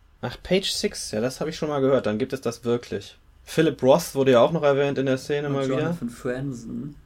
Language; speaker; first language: German; native; German